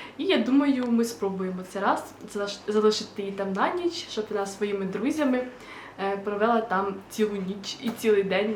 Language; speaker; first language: Ukrainian; non-native, local second language; Russian